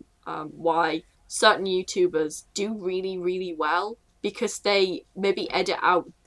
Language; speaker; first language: English; native; English